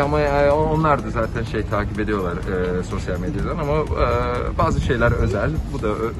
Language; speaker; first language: Turkish; early bilingual, heritage; Turkish